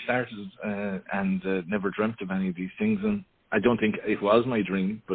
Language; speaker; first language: English; native; English